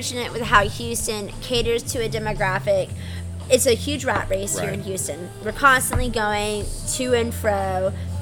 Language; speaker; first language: English; native; English